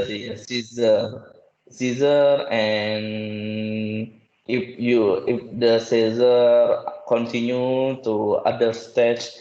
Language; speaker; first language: English; non-native, learner; Indonesian